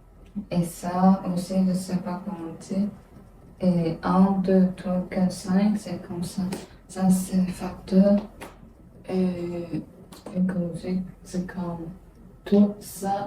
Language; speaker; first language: French; non-native, learner; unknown